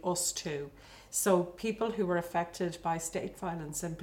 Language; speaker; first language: English; native; English